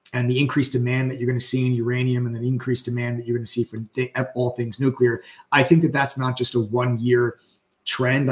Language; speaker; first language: English; native; English